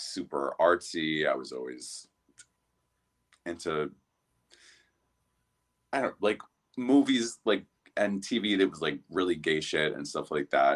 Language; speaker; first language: English; native; English